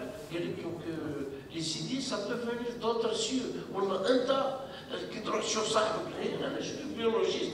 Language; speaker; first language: French; non-native, local second language; Arabic